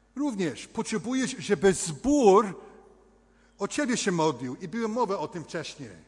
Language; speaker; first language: Polish; early bilingual, heritage; Polish